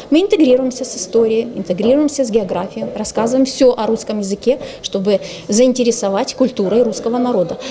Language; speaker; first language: Russian; non-native, local second language; Ukrainian